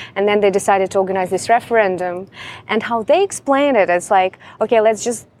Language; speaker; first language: English; non-native, fluent; Russian